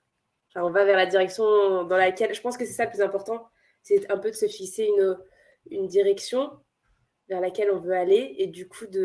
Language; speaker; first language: French; native; French